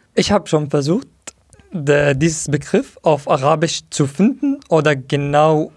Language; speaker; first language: German; non-native, fluent; Arabic